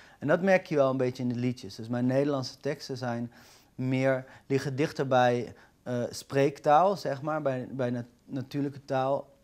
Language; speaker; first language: Dutch; native; Dutch